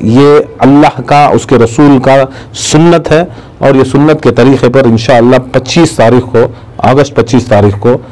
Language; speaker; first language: Urdu; native; Urdu